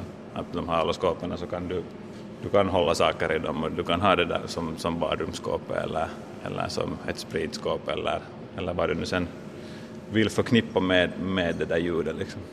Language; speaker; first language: Swedish; native; Swedish